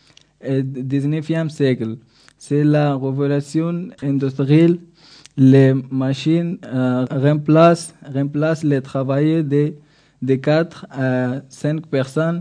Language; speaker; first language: French; non-native, learner; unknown